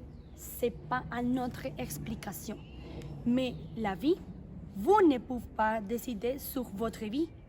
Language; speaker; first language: French; non-native, learner; Spanish